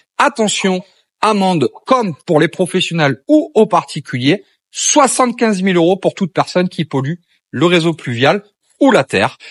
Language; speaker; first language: French; native; French